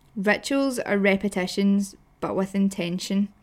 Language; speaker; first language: English; native; English